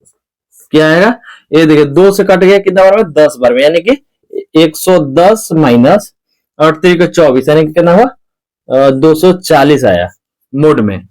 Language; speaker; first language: Hindi; native; Hindi